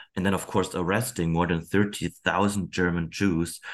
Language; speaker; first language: English; non-native, fluent; German